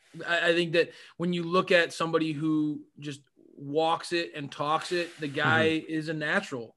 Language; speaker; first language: English; native; English